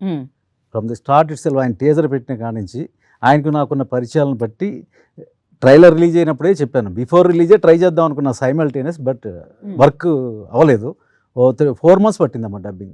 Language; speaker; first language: Telugu; native; Telugu